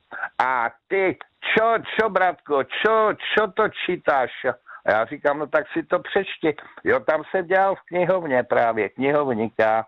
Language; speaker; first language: Czech; native; Czech